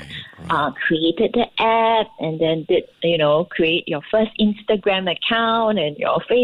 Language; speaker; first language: English; non-native, local second language; Cantonese